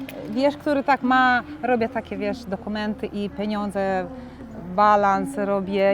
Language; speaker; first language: Polish; non-native, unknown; Romanian